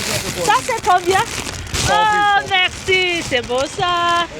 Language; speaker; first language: French; non-native, fluent; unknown